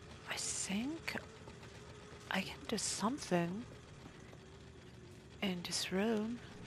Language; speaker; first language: English; non-native, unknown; Japanese